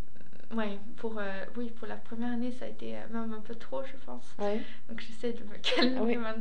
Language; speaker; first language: French; non-native, fluent; Swedish